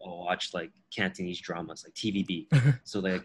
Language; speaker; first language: English; non-native, fluent; Min Nan Chinese